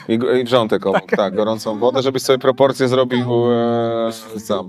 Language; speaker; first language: Polish; native; Polish